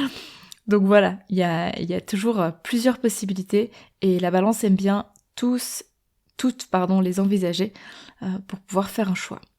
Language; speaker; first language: French; native; French